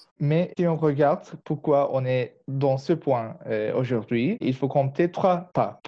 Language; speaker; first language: French; non-native, fluent; Turkish